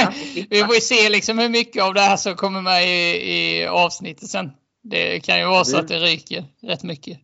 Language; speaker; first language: Swedish; native; Swedish